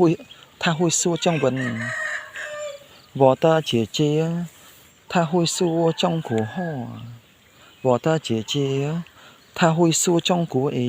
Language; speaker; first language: Chinese; non-native, fluent; Khmer